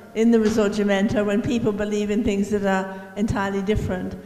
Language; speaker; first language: English; native; English